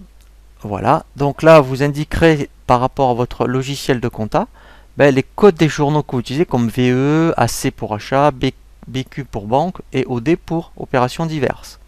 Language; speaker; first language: French; native; French